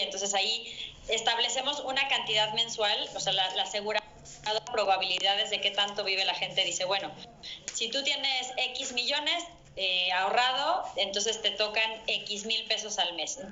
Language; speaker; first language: Spanish; native; Spanish